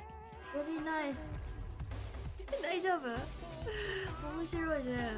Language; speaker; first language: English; non-native, learner; Japanese